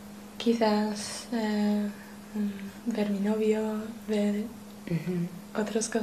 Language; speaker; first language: Spanish; non-native, learner; English